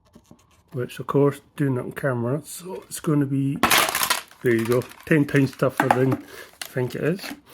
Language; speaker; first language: English; native; English